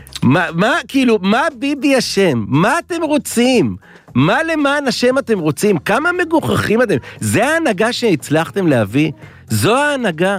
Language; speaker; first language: Hebrew; native; Hebrew